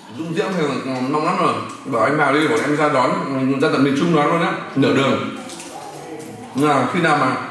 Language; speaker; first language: Vietnamese; native; Vietnamese